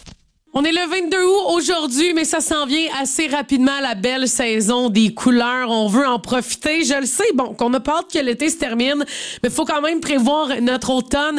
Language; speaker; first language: French; native; French